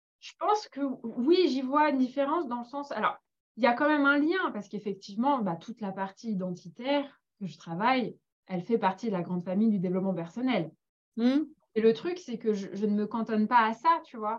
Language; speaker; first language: French; native; French